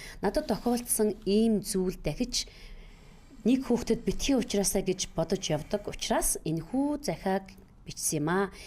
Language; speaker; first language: Mongolian; native; Mongolian